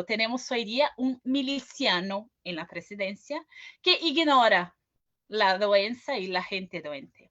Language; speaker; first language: Spanish; non-native, fluent; Portuguese